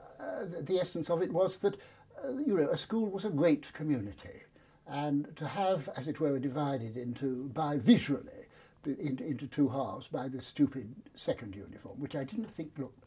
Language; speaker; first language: English; native; English